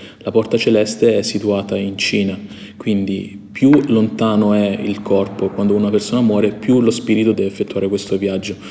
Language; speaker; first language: Italian; early bilingual, other home language; Chinese